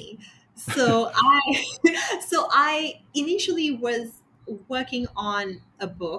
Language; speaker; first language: English; non-native, local second language; Sinhala